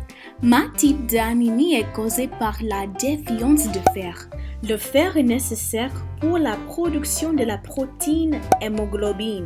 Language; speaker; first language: French; non-native, learner; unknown